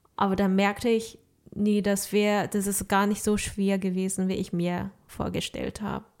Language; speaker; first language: German; non-native, fluent; Chinese